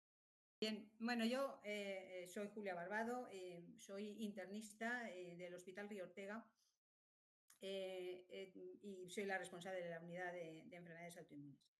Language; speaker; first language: Spanish; native; Spanish